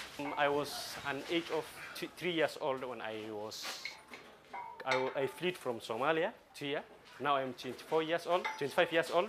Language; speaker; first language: English; non-native, local second language; Somali